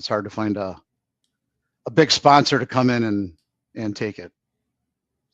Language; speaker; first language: English; native; English